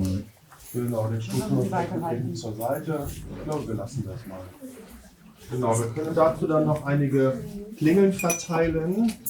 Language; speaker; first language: German; native; German